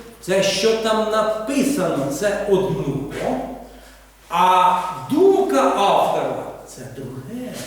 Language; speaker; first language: Ukrainian; non-native, local second language; Russian